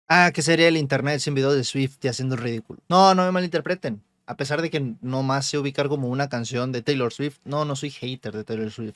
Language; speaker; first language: Spanish; native; Spanish